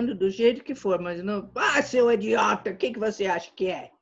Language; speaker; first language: Portuguese; non-native, fluent; English